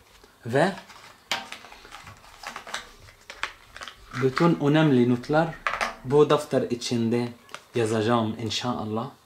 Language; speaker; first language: Turkish; non-native, fluent; Arabic